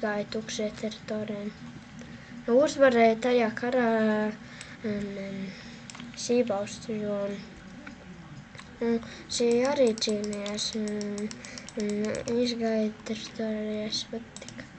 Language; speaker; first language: Latvian; non-native, local second language; Russian